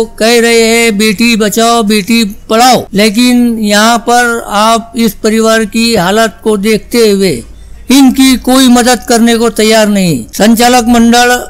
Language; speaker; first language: Hindi; non-native, local second language; Marathi